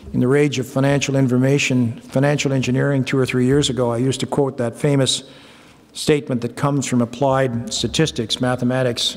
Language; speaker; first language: English; native; English